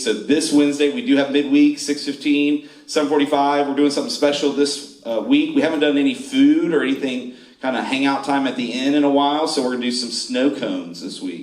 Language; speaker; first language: English; native; English